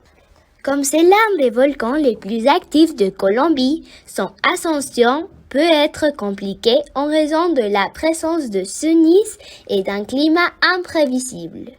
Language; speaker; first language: French; non-native, fluent; Spanish